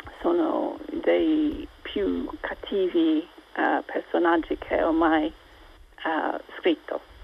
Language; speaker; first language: Italian; non-native, local second language; English